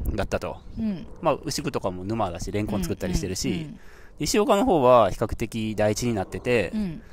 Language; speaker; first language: Japanese; native; Japanese